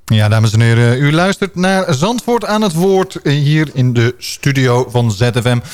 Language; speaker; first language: Dutch; native; Dutch